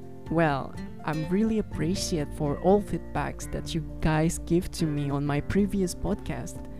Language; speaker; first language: English; non-native, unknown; Indonesian